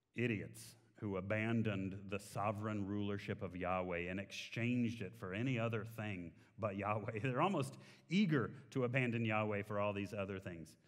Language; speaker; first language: English; native; English